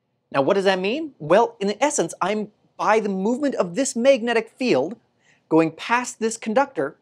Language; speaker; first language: English; native; English